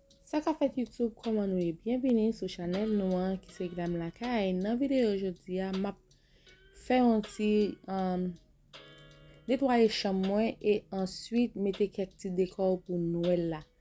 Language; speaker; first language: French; non-native, local second language; Haitian Creole